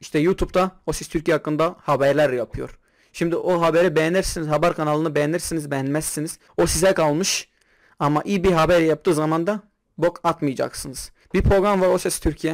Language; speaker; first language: Turkish; non-native, local second language; Kurdish